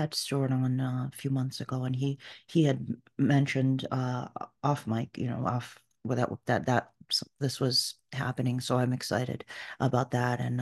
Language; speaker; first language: English; early bilingual, other home language; Portuguese